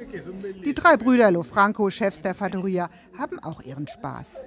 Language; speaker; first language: German; native; German